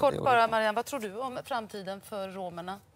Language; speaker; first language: Swedish; native; Swedish